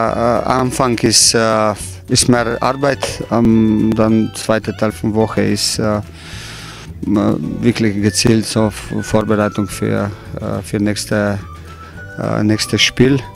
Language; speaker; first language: German; non-native, fluent; Slovenian